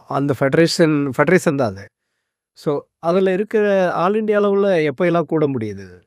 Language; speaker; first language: Tamil; native; Tamil